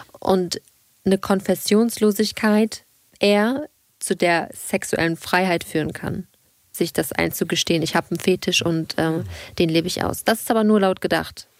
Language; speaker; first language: German; native; German